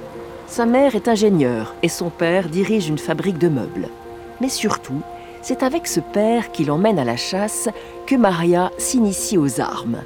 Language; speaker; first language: French; native; French